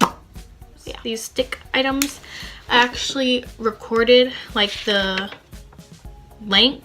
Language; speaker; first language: English; native; English